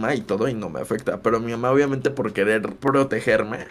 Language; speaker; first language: Spanish; native; Spanish